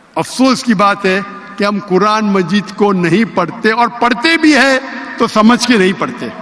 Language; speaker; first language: Urdu; non-native, local second language; Konkani